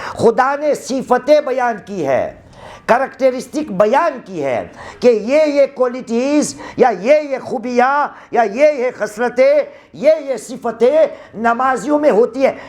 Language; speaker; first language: Urdu; non-native, local second language; Gujarati